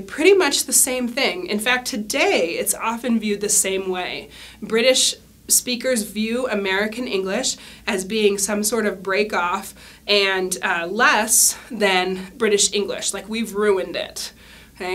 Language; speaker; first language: English; native; English